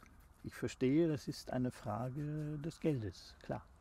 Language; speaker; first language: German; non-native, fluent; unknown